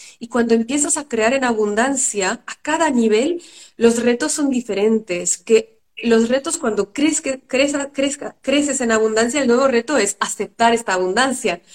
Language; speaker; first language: Spanish; non-native, fluent; French